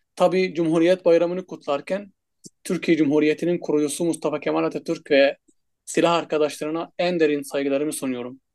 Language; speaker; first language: Turkish; non-native, fluent; Arabic